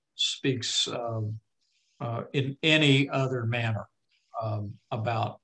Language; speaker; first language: English; native; English